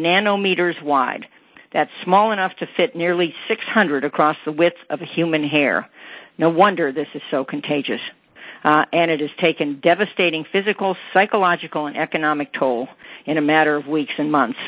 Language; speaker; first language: English; native; English